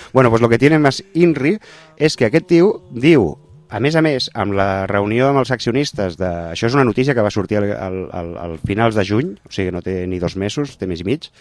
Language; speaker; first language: Catalan; non-native, local second language; Spanish